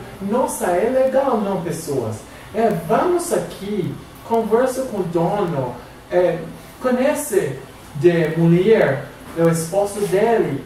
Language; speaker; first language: Portuguese; non-native, learner; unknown